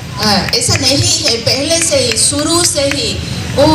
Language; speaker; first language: Hindi; non-native, local second language; Santali